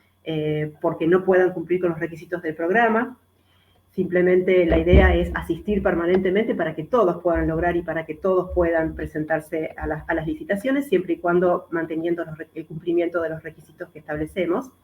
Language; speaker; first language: Spanish; native; Spanish